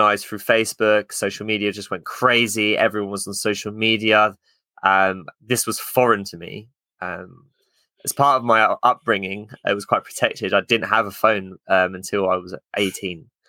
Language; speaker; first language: English; native; English